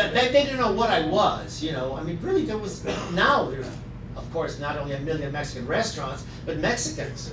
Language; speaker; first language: English; native; English